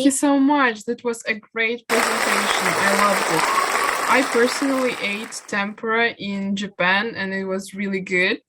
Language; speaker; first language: English; non-native, fluent; Ukrainian